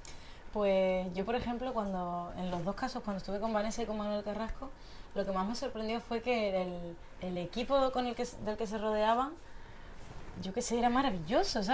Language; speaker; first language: Spanish; native; Spanish